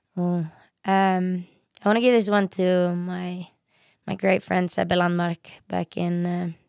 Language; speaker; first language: English; non-native, fluent; Icelandic